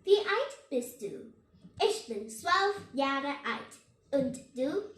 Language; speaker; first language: German; non-native, learner; Vietnamese